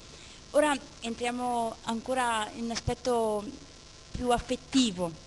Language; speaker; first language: Italian; native; Italian